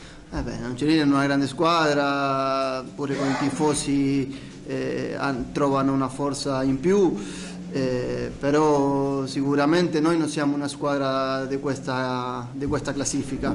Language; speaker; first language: Italian; non-native, fluent; Spanish